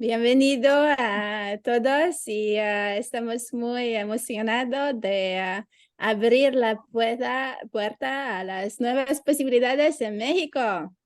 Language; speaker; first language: Spanish; non-native, fluent; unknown